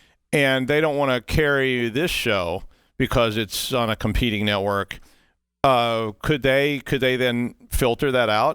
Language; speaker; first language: English; native; English